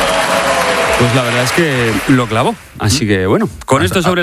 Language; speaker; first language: Spanish; native; Spanish